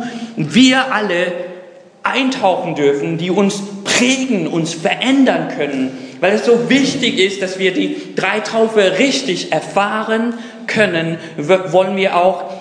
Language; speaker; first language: German; non-native, fluent; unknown